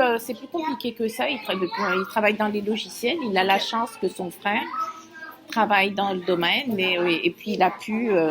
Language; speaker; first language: French; non-native, local second language; Kabyle